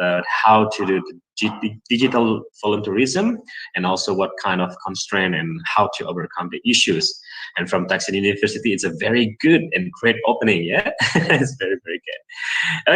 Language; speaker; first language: English; non-native, fluent; Indonesian